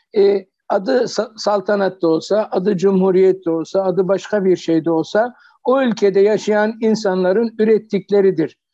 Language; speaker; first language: Turkish; native; Turkish